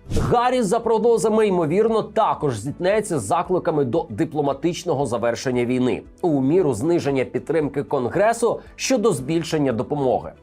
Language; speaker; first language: Ukrainian; native; Ukrainian